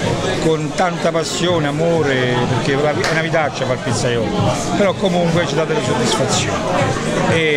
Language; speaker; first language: Italian; native; Italian